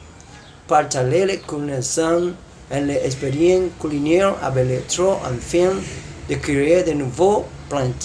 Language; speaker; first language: French; non-native, learner; Spanish